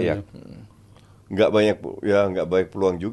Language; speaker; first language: Indonesian; native; Indonesian